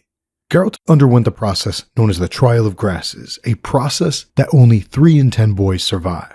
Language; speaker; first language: English; native; English